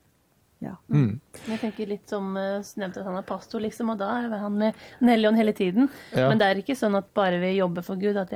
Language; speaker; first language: Norwegian; native; Norwegian